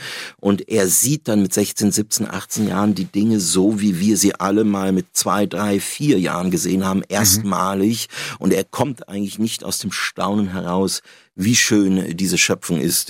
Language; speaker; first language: German; native; German